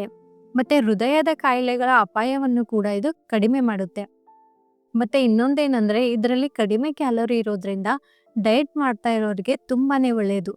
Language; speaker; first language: Kannada; native; Kannada